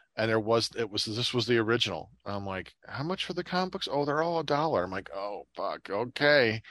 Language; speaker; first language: English; native; English